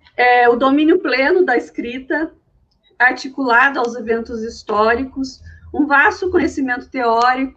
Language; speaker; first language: Portuguese; native; Portuguese